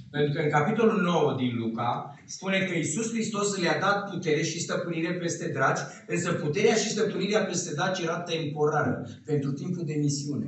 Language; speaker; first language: Romanian; native; Romanian